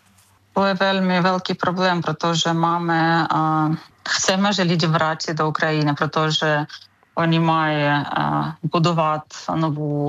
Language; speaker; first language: Czech; non-native, fluent; Ukrainian